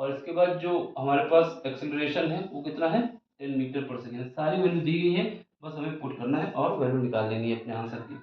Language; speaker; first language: Hindi; native; Hindi